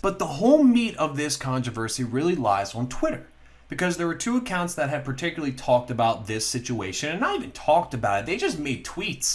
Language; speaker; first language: English; native; English